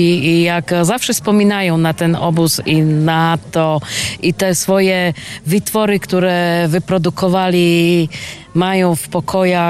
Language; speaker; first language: Polish; early bilingual, heritage; Polish